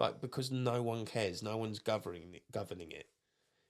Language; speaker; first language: English; native; English